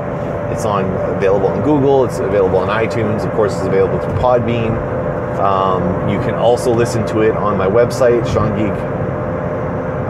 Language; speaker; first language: English; native; English